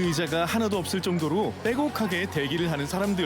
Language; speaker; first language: Korean; native; Korean